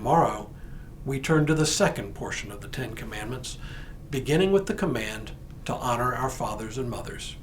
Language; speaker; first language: English; native; English